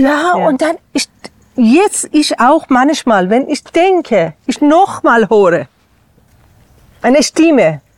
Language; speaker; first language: German; non-native, learner; Persian